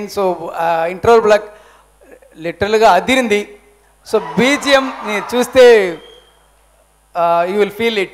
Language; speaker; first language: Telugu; non-native, learner; Tamil